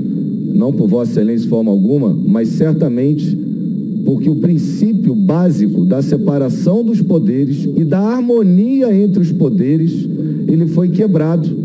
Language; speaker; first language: Portuguese; native; Portuguese